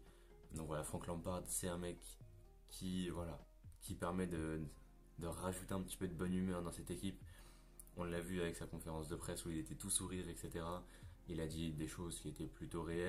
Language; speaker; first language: French; native; French